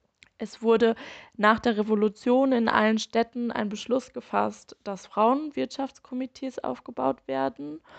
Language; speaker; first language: German; native; German